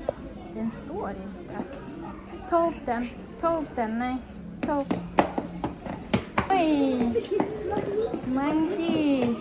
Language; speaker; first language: Swedish; non-native, learner; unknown